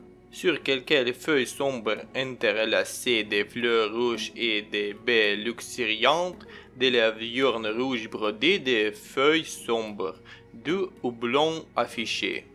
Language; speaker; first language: French; non-native, learner; Ukrainian